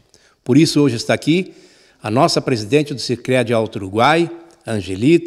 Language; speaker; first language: Portuguese; native; Portuguese